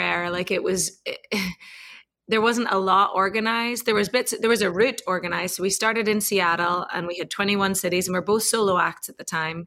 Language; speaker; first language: English; native; English